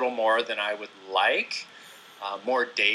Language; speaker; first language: English; native; English